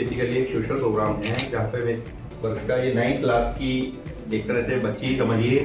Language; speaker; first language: Hindi; native; Hindi